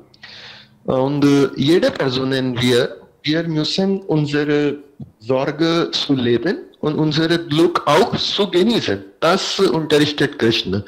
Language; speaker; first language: German; non-native, learner; Hindi